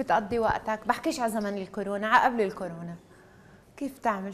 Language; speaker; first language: Arabic; native; Arabic